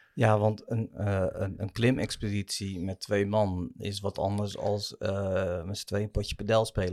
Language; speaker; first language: Dutch; native; Dutch